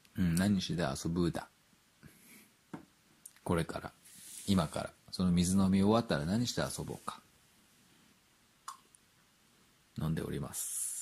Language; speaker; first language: Japanese; native; Japanese